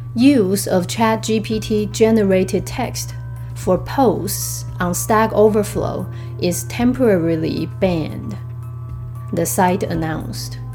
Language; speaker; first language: English; non-native, fluent; Chinese